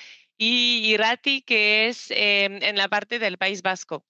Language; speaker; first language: Spanish; non-native, learner; French